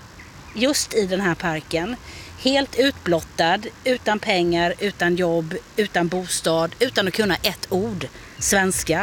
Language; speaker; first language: Swedish; native; Swedish